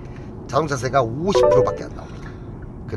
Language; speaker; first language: Korean; native; Korean